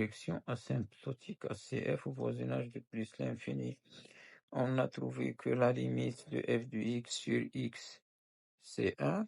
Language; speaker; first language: French; non-native, local second language; Arabic